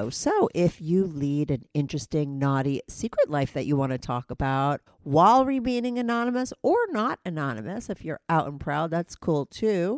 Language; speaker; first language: English; native; English